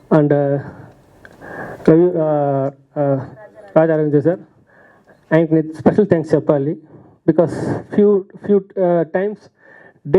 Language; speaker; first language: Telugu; non-native, learner; Tamil